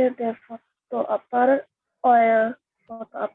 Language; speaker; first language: German; non-native, learner; Indonesian